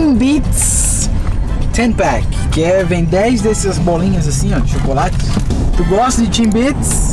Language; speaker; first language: Portuguese; native; Portuguese